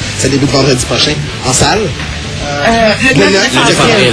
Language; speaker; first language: French; native; French